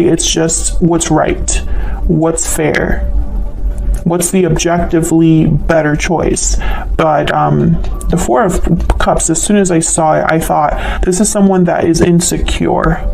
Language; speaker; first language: English; native; English